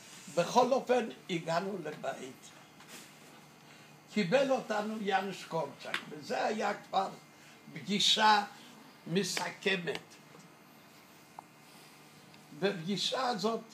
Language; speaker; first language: Hebrew; non-native, fluent; Yiddish